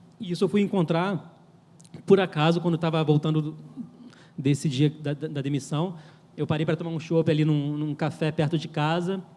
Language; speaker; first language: Portuguese; early bilingual, other home language; French